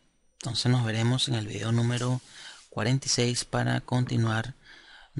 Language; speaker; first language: Spanish; native; Spanish